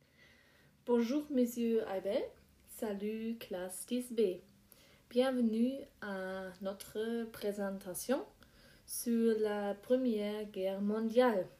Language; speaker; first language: French; non-native, learner; German